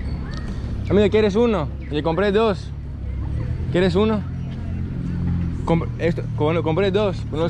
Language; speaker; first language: Spanish; non-native, learner; Greek